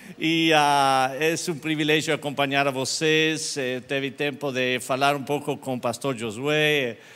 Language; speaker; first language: Portuguese; non-native, learner; English